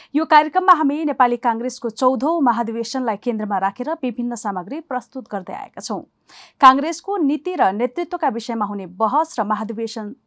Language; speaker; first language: Nepali; native; Nepali